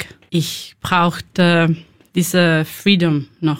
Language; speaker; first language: German; non-native, learner; Spanish